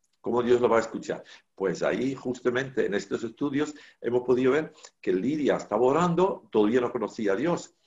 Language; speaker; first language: Spanish; non-native, fluent; Dutch